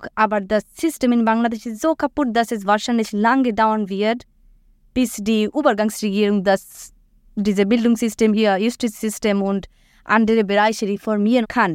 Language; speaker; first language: German; non-native, fluent; Bangla